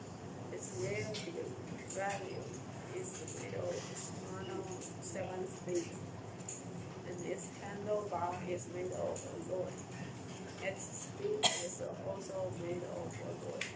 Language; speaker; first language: English; non-native, learner; Chinese